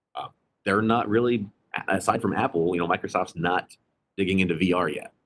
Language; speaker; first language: English; native; English